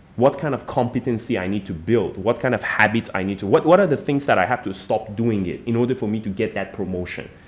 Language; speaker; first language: English; non-native, fluent; Persian